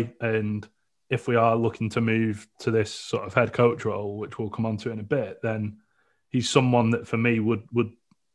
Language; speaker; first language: English; native; English